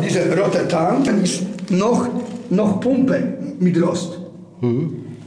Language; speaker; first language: German; non-native, learner; Polish